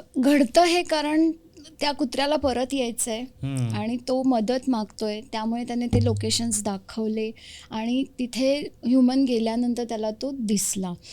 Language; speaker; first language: Marathi; native; Marathi